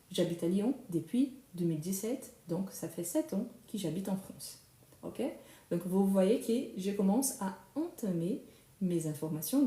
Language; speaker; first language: French; non-native, fluent; Portuguese